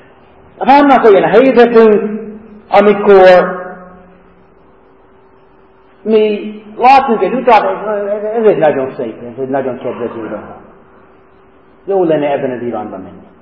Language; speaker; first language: Hungarian; non-native, learner; English